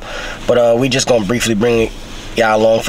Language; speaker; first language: English; native; English